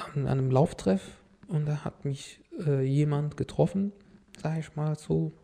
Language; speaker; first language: German; non-native, fluent; Arabic